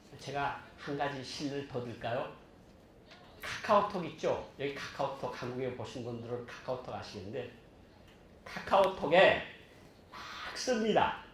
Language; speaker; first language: Korean; native; Korean